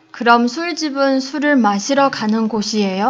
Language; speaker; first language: Korean; non-native, fluent; Chinese